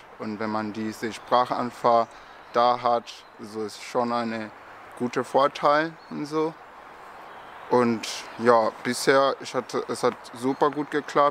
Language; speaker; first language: German; non-native, fluent; Portuguese